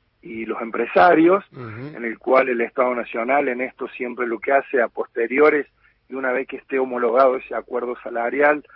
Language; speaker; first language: Spanish; native; Spanish